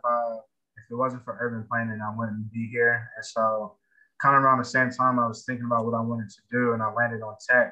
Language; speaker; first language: English; native; English